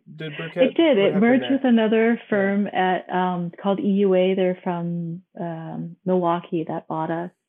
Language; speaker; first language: English; non-native, local second language; Cantonese